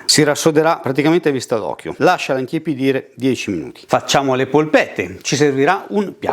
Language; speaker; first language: Italian; native; Italian